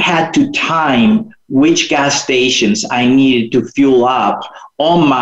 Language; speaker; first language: English; non-native, fluent; Spanish